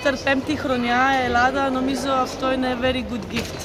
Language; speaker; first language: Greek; non-native, learner; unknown